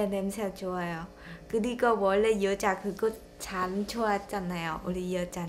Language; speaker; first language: Korean; non-native, learner; Vietnamese